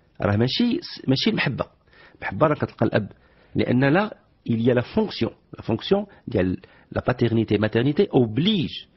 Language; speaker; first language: French; non-native, local second language; Arabic